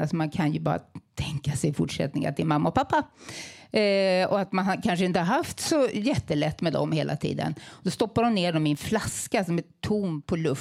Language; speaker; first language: Swedish; native; Swedish